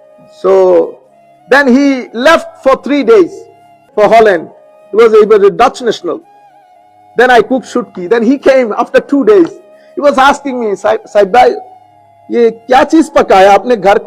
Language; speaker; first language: English; non-native, local second language; Bangla